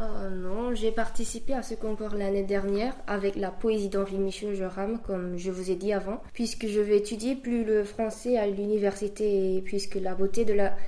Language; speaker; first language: French; early bilingual, other home language; Korean